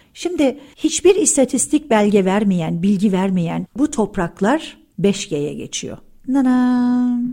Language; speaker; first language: Turkish; early bilingual, heritage; Turkish